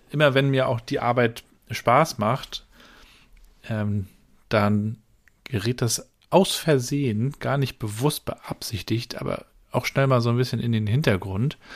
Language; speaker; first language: German; native; German